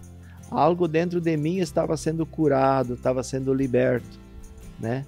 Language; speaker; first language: Portuguese; native; Portuguese